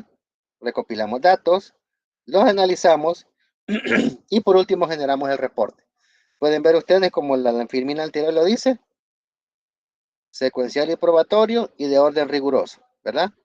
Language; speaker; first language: Spanish; native; Spanish